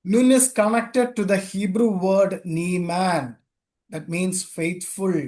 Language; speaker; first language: English; non-native, local second language; Malayalam